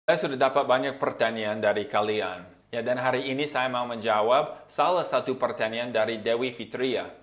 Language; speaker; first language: Indonesian; non-native, fluent; English